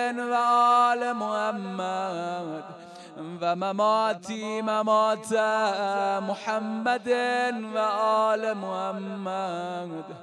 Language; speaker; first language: Arabic; non-native, fluent; Persian